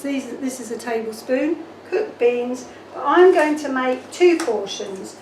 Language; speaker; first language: English; native; English